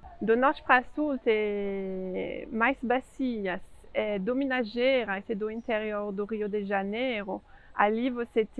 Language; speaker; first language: Portuguese; non-native, fluent; French